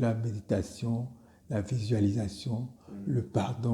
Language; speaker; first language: French; non-native, local second language; Fon